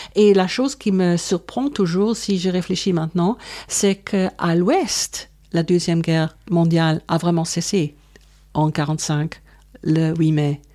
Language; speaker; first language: French; non-native, fluent; German